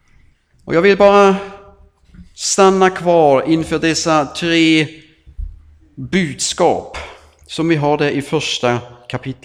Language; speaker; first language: Swedish; non-native, fluent; German